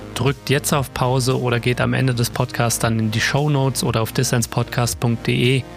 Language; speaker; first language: German; native; German